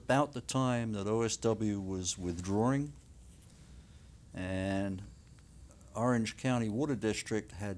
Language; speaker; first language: English; native; English